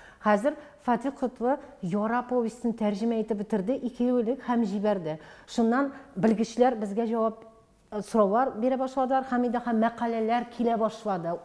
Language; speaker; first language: Tatar; native; Tatar